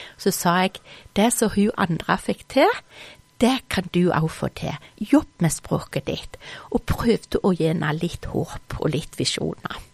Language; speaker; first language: Norwegian; native; Norwegian